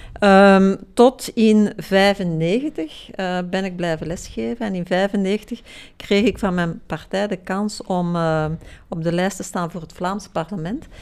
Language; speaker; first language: Dutch; native; Dutch